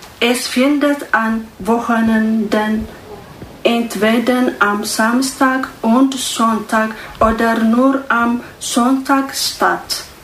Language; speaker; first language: German; non-native, learner; Tigrinya